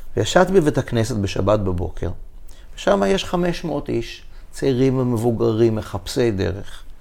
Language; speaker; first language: Hebrew; native; Hebrew